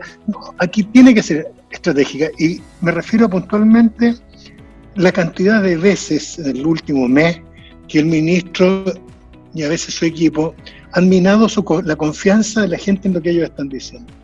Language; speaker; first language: Spanish; native; Spanish